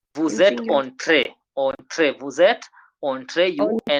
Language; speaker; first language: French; non-native, fluent; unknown